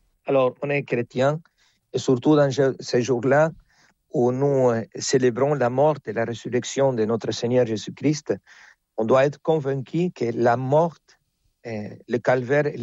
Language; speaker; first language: French; non-native, fluent; Spanish